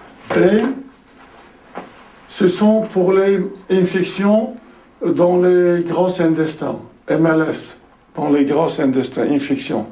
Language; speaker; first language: French; non-native, learner; Uzbek